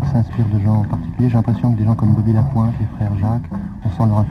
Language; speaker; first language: French; native; French